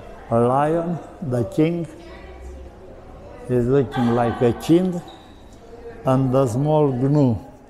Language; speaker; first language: English; non-native, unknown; Romanian